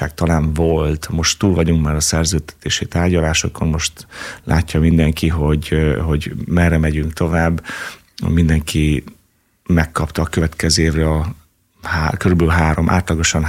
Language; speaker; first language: Hungarian; native; Hungarian